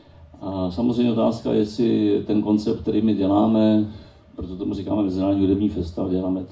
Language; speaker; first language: Czech; native; Czech